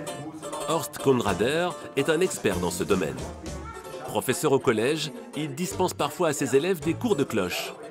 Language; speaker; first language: French; native; French